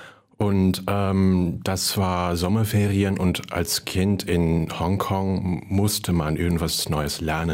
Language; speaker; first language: German; non-native, fluent; Cantonese